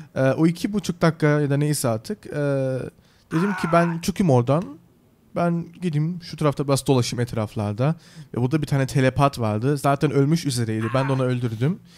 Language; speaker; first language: Turkish; early bilingual, heritage; Turkish